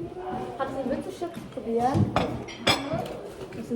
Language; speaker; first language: German; early bilingual, other home language; Cebuano